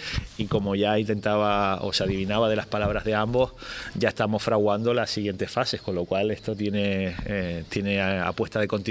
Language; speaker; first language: Spanish; native; Spanish